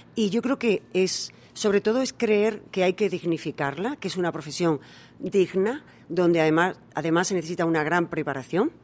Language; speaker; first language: Spanish; native; Spanish